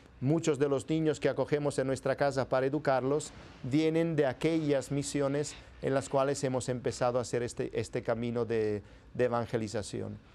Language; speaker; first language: Spanish; non-native, fluent; Italian